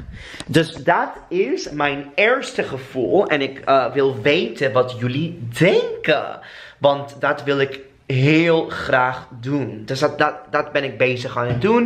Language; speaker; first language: Dutch; non-native, fluent; English